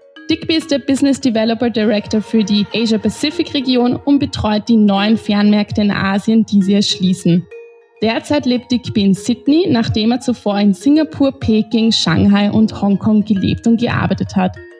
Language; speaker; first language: German; native; German